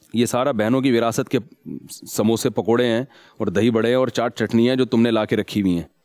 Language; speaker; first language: Urdu; native; Urdu